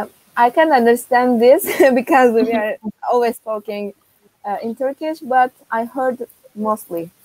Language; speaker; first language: English; non-native, fluent; Turkish